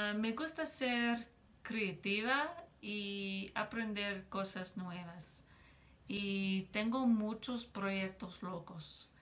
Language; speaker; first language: Spanish; non-native, fluent; English